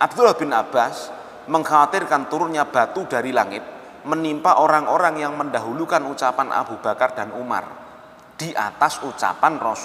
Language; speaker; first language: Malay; non-native, local second language; Javanese